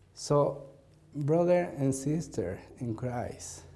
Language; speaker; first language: English; non-native, learner; Spanish